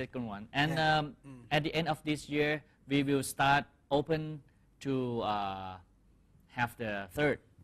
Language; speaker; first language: English; non-native, fluent; Thai